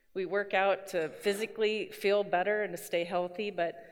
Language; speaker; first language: English; native; English